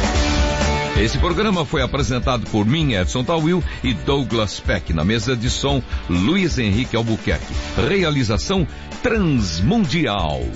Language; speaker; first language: Portuguese; native; Portuguese